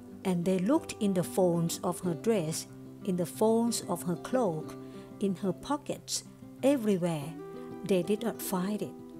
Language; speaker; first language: English; non-native, fluent; Thai